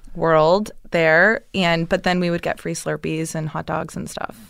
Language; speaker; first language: English; native; English